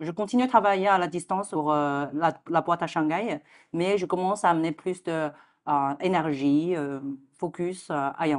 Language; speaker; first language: French; non-native, fluent; Chinese